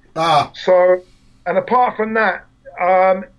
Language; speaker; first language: English; native; English